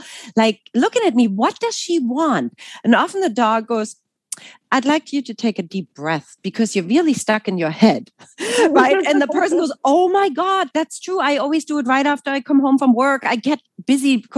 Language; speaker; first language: English; non-native, fluent; German